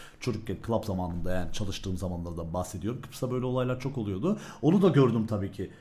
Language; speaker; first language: Turkish; early bilingual, heritage; Turkish